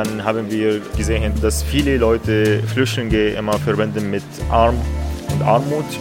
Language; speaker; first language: German; non-native, learner; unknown